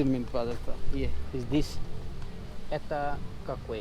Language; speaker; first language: Russian; non-native, learner; Urdu